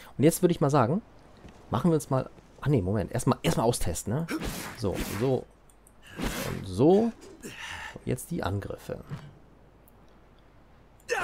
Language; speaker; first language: German; native; German